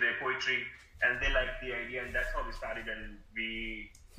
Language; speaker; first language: English; non-native, local second language; Hindi